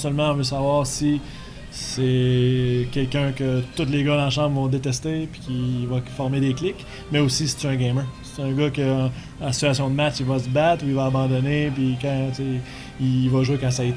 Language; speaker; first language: French; native; French